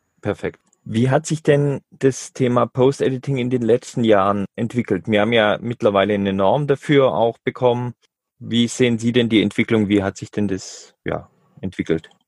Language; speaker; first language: German; native; German